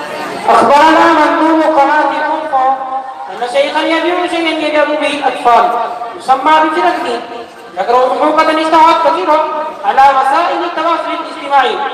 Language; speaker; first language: Arabic; non-native, learner; Urdu